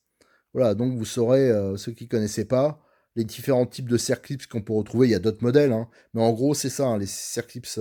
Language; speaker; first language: French; native; French